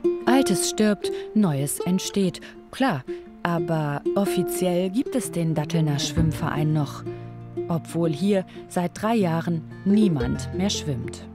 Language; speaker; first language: German; native; German